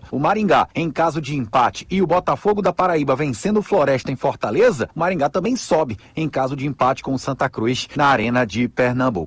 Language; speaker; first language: Portuguese; native; Portuguese